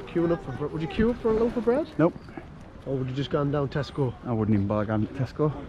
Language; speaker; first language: English; native; English